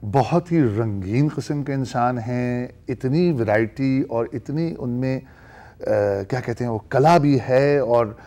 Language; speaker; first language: Urdu; native; Urdu